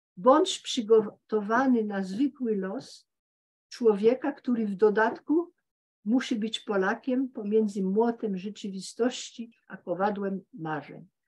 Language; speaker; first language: Polish; early bilingual, heritage; Polish